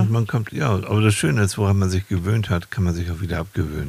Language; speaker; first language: German; native; German